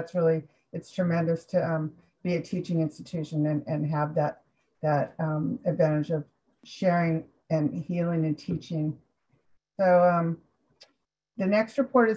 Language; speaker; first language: English; native; English